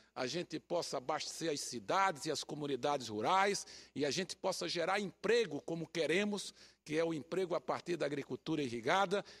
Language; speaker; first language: Portuguese; native; Portuguese